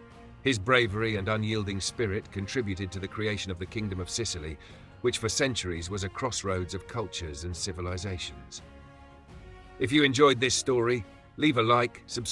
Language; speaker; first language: English; non-native, fluent; Italian